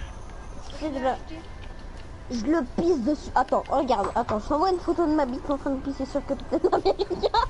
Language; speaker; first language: French; native; French